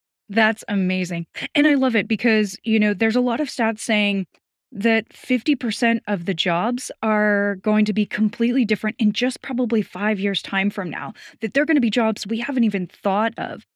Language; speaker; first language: English; native; English